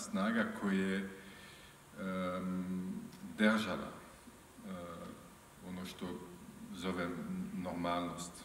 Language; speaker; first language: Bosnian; non-native, learner; French